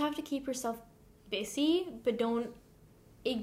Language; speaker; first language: English; non-native, fluent; Norwegian